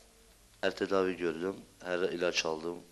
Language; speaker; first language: Turkish; early bilingual, heritage; Turkish